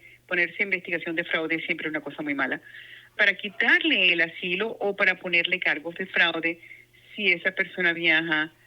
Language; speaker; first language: Spanish; non-native, local second language; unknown